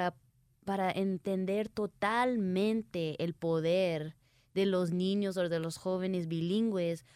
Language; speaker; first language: Spanish; early bilingual, heritage; Spanish